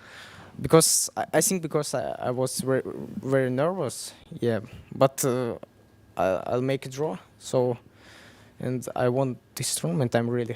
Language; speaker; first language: English; non-native, learner; Russian